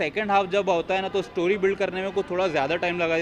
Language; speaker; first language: Hindi; native; Hindi